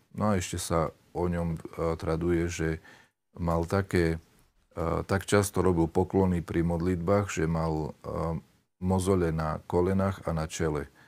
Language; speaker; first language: Slovak; native; Slovak